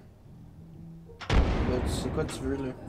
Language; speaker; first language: French; native; French